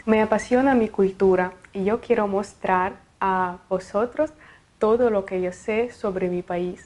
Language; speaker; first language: Spanish; non-native, fluent; Russian